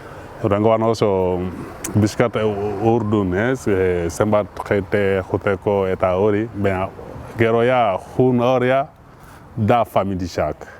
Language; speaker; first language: Basque; non-native, learner; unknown